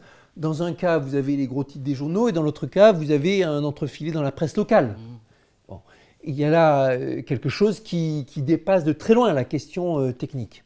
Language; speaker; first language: French; native; French